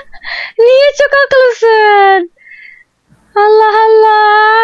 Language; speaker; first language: Turkish; non-native, learner; Indonesian